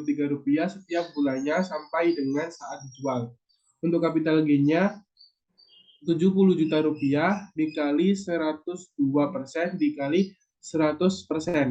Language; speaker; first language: Indonesian; native; Indonesian